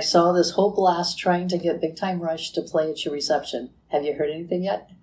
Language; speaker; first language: English; native; English